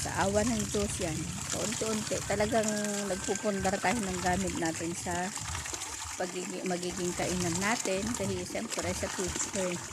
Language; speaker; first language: Filipino; native; Filipino